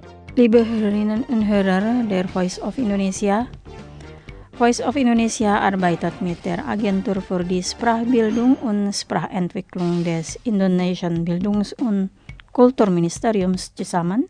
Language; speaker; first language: German; non-native, fluent; Indonesian